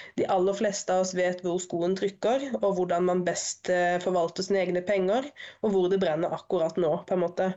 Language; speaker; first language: Norwegian; native; Norwegian